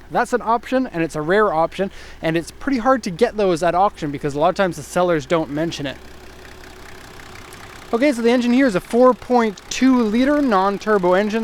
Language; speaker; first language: English; native; English